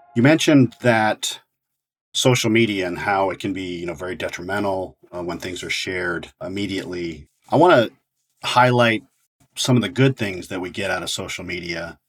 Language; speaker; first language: English; native; English